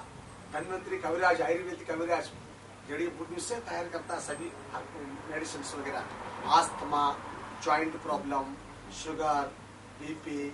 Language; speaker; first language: Hindi; non-native, local second language; Telugu